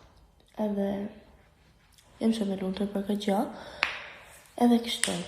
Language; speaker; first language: Albanian; early bilingual, heritage; Albanian